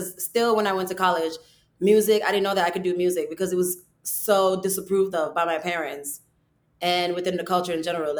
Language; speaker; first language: English; early bilingual, other home language; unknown